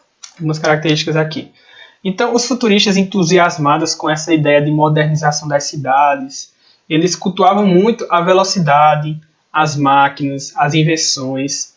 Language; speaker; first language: Portuguese; native; Portuguese